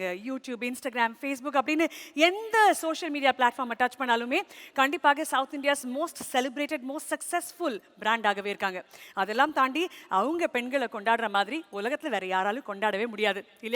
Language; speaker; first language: Tamil; native; Tamil